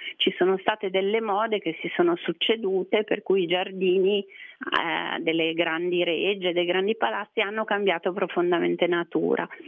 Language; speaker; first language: Italian; native; Italian